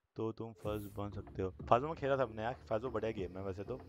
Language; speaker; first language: Hindi; native; Hindi